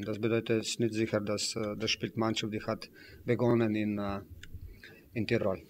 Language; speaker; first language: German; non-native, fluent; Slovenian